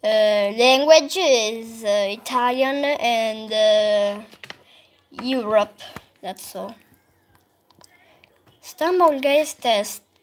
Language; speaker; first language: English; non-native, learner; Italian